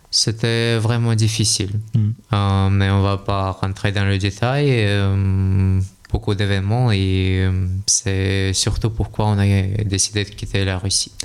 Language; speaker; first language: French; non-native, learner; Russian